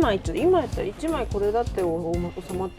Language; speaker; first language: Japanese; native; Japanese